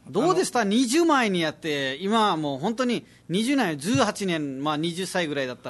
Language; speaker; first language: Japanese; non-native, fluent; Nepali